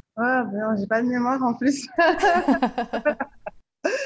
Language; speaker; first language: French; native; French